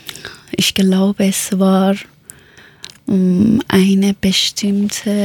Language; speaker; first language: German; non-native, learner; Persian